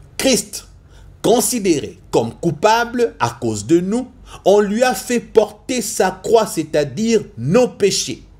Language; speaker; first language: French; non-native, local second language; Lingala